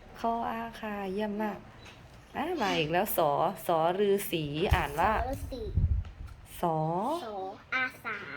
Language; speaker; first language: Thai; native; Thai